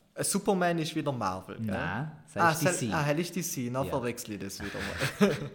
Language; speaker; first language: German; native; German